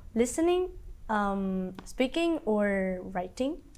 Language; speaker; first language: English; non-native, fluent; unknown